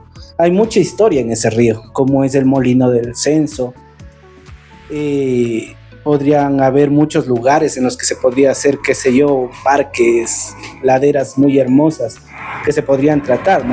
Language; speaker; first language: Spanish; native; Spanish